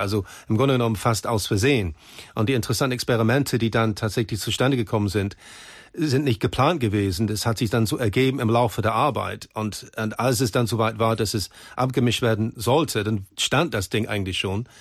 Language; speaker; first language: German; non-native, fluent; English